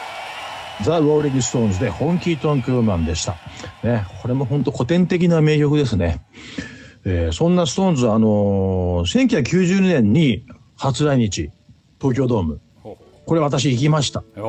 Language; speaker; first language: Japanese; native; Japanese